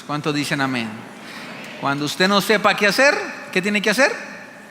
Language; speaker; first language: Spanish; native; Spanish